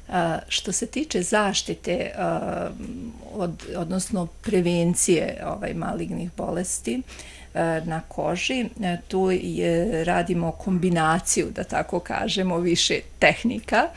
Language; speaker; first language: Croatian; native; Croatian